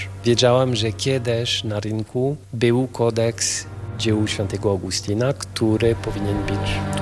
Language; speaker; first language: Polish; non-native, fluent; French